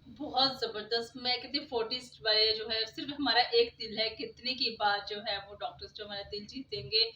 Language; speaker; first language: Urdu; non-native, local second language; Punjabi